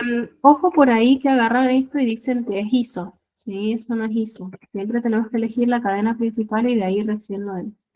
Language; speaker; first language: Spanish; native; Spanish